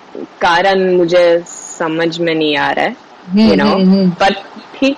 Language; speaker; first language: Hindi; non-native, learner; Swedish